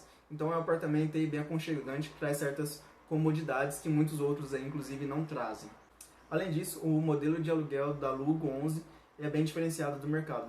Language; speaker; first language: Portuguese; native; Portuguese